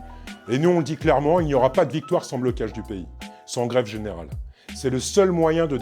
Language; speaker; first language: French; native; French